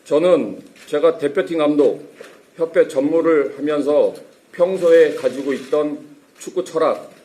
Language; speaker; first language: Korean; native; Korean